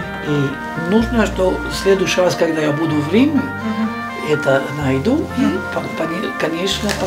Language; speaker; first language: Russian; non-native, learner; Italian